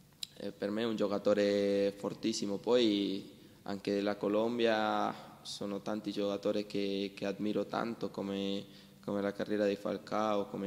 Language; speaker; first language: Italian; non-native, learner; Spanish